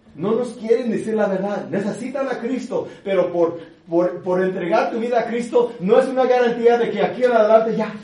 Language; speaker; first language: Spanish; early bilingual, other home language; English